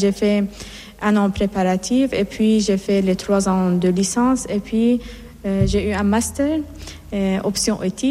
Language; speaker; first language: French; non-native, fluent; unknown